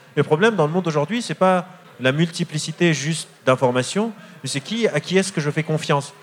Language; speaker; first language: French; non-native, local second language; Arabic